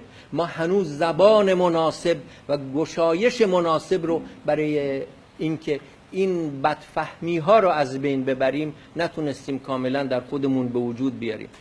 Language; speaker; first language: Persian; non-native, local second language; Kurdish